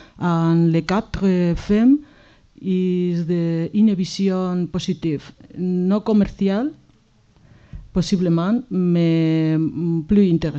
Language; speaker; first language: French; non-native, learner; Spanish